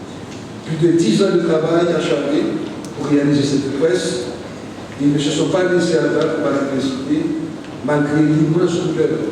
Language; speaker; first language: French; non-native, local second language; Haitian Creole